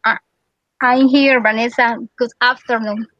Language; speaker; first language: English; non-native, learner; Spanish